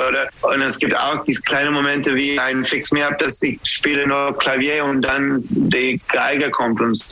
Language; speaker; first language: German; non-native, fluent; English